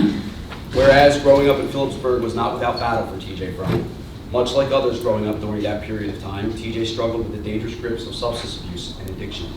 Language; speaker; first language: English; native; English